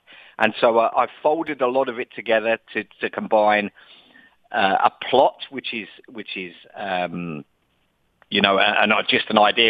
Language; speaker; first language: English; native; English